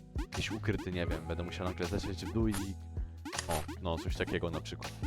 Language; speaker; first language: Polish; native; Polish